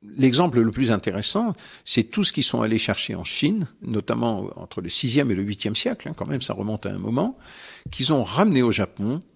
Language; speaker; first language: French; native; French